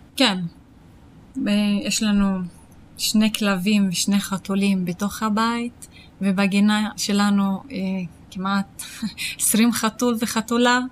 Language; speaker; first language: Hebrew; non-native, local second language; Arabic